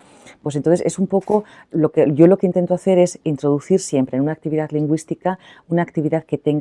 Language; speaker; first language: Spanish; native; Spanish